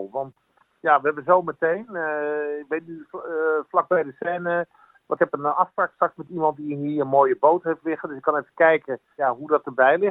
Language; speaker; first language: Dutch; native; Dutch